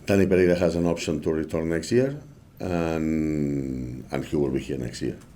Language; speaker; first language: English; non-native, fluent; Spanish